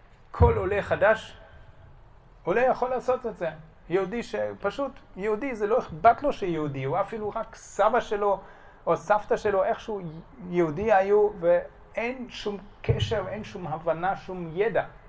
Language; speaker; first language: Hebrew; non-native, fluent; German